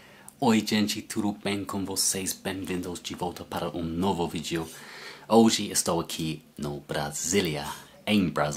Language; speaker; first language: Portuguese; non-native, learner; English